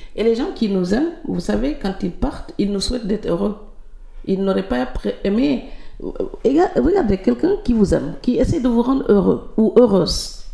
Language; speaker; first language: French; non-native, local second language; Serer